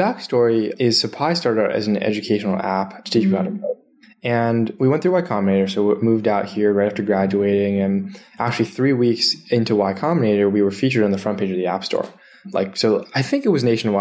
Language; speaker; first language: English; native; English